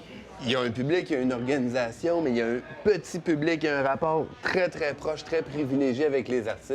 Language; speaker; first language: French; native; French